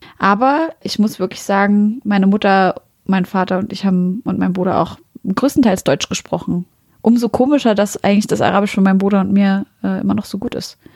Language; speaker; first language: German; early bilingual, other home language; Arabic